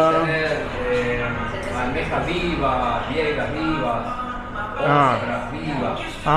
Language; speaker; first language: Spanish; native; Spanish